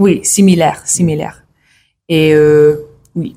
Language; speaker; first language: French; non-native, learner; English